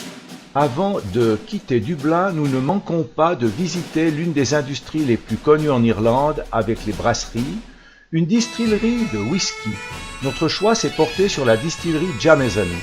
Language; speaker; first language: French; native; French